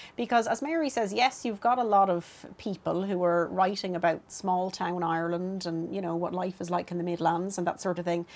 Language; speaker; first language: English; native; English